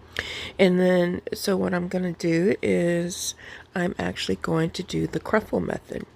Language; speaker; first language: English; native; English